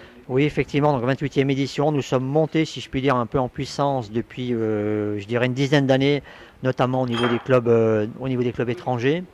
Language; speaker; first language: French; native; French